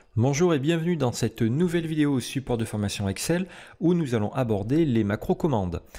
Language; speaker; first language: French; native; French